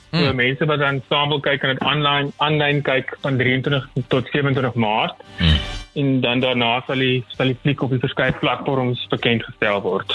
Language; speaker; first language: Afrikaans; native; Afrikaans